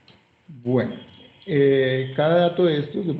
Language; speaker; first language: Spanish; native; Spanish